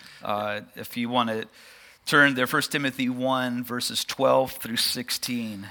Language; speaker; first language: English; native; English